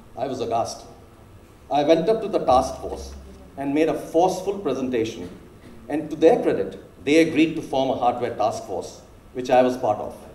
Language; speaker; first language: English; non-native, local second language; Hindi